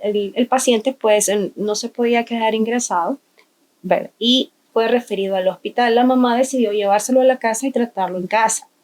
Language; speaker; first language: Spanish; native; Spanish